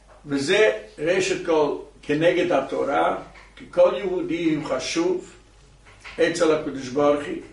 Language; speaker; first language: Hebrew; non-native, fluent; English